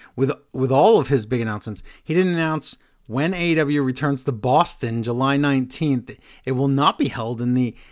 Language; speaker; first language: English; early bilingual, other home language; Spanish